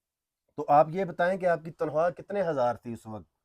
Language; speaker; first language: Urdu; non-native, local second language; Punjabi